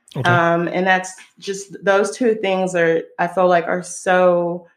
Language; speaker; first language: English; non-native, fluent; Hebrew